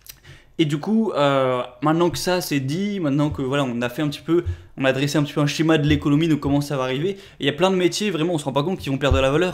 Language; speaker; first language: French; native; French